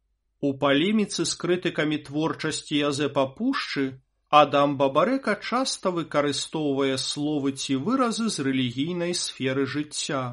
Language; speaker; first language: Belarusian; native; Belarusian